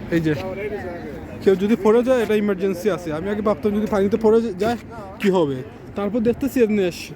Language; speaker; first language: Bangla; non-native, local second language; Sylheti